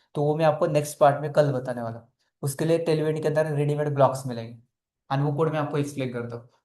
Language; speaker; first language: Hindi; non-native, local second language; Marathi